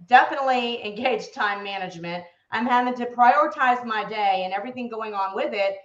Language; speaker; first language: English; native; English